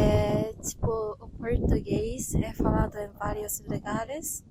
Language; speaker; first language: Portuguese; non-native, fluent; Japanese